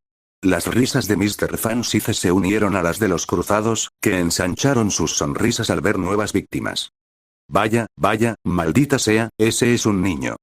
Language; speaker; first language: Spanish; native; Spanish